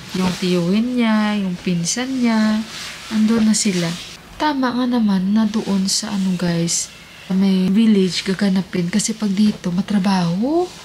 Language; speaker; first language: Filipino; native; Filipino